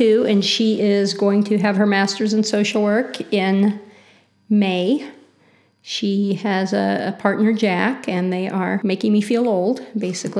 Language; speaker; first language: English; native; English